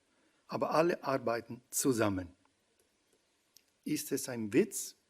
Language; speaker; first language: German; non-native, fluent; Italian